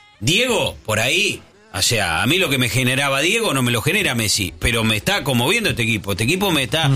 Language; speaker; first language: Spanish; native; Spanish